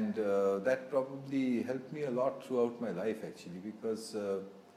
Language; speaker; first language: English; non-native, local second language; Bangla